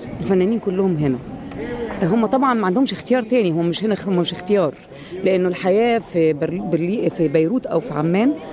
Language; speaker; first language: Arabic; native; Arabic